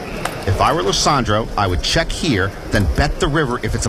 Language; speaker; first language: English; native; English